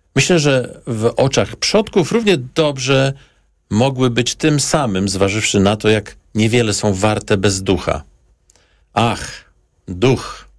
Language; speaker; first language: Polish; native; Polish